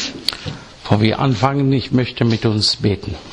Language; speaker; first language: German; non-native, fluent; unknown